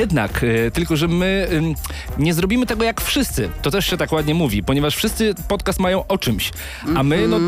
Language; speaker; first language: Polish; native; Polish